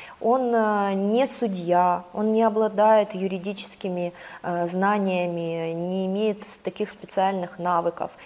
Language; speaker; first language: Russian; native; Russian